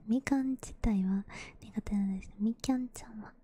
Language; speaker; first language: Japanese; non-native, fluent; English